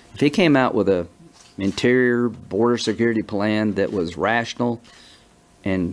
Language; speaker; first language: English; native; English